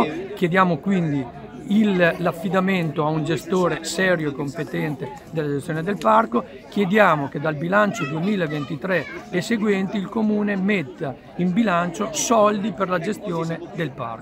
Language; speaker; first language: Italian; native; Italian